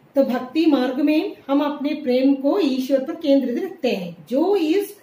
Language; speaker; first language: Hindi; non-native, local second language; Malayalam